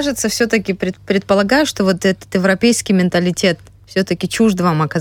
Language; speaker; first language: Russian; native; Russian